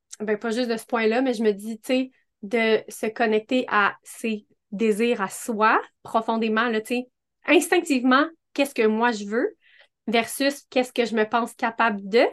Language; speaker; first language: French; native; French